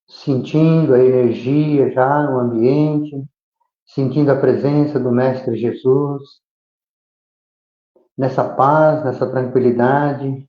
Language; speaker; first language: Portuguese; native; Portuguese